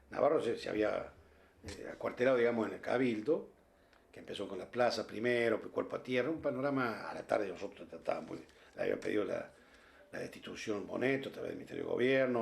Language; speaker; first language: Spanish; native; Spanish